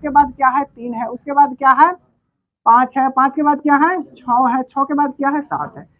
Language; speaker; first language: Hindi; native; Hindi